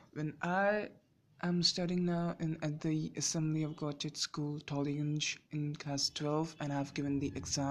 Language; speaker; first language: English; non-native, local second language; Bangla